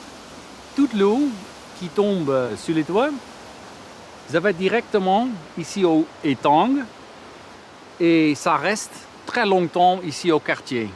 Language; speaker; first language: French; non-native, learner; Dutch